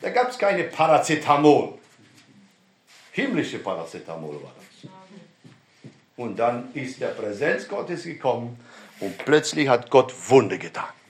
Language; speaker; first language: German; non-native, fluent; Romanian